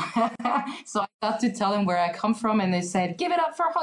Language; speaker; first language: English; non-native, fluent; Hungarian